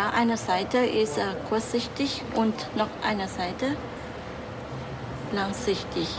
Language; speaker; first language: German; non-native, learner; Thai